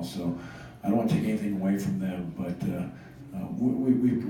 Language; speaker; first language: English; native; English